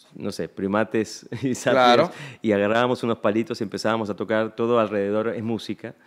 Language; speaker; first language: Spanish; native; Spanish